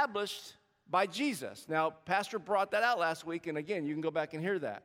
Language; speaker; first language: English; native; English